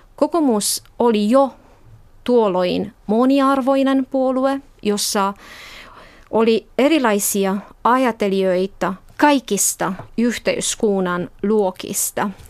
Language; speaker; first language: Finnish; non-native, fluent; Romanian